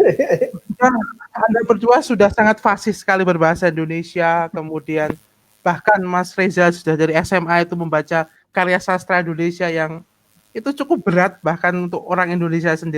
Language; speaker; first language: Indonesian; native; Indonesian